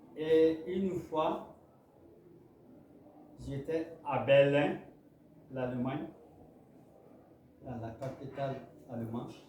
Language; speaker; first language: French; non-native, local second language; Mandingo